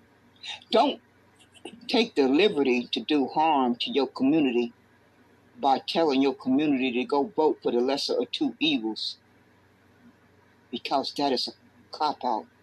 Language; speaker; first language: English; native; English